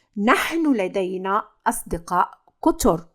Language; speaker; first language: Arabic; native; Arabic